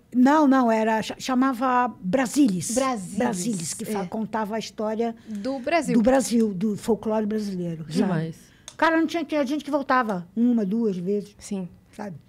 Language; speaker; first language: Portuguese; native; Portuguese